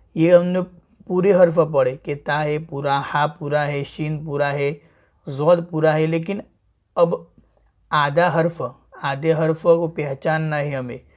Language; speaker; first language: Hindi; native; Hindi